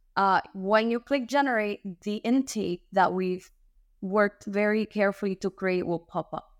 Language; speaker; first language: English; early bilingual, other home language; Spanish